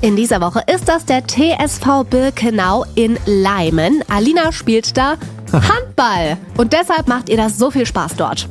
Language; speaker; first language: German; native; German